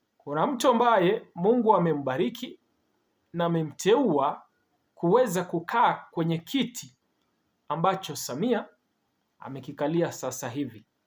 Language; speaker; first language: Swahili; native; Swahili